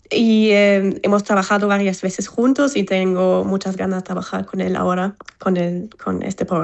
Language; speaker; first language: Spanish; non-native, fluent; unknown